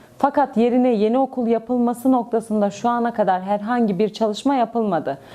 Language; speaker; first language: Turkish; native; Turkish